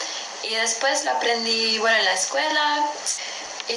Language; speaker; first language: Spanish; non-native, learner; German